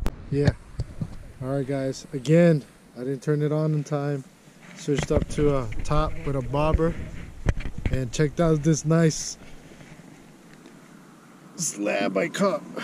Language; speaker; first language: English; native; English